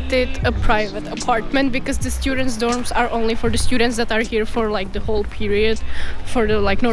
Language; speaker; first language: English; non-native, fluent; Czech